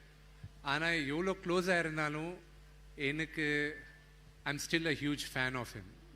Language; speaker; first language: Tamil; non-native, local second language; Telugu